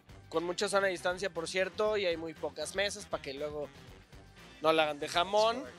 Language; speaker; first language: Spanish; native; Spanish